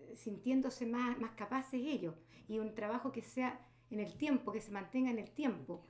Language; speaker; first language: Spanish; native; Spanish